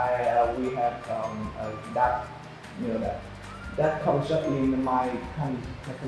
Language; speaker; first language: English; non-native, learner; Vietnamese